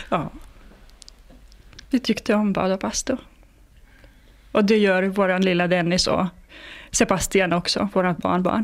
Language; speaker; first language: Swedish; non-native, fluent; Finnish